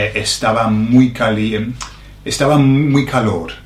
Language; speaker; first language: Spanish; non-native, fluent; English